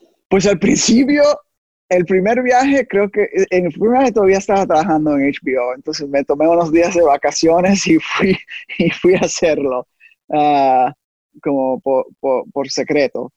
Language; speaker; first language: Spanish; early bilingual, heritage; Spanish